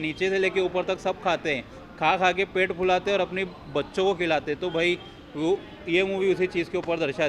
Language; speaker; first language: Hindi; native; Hindi